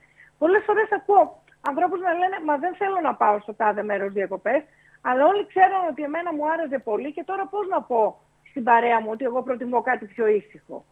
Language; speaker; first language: Greek; native; Greek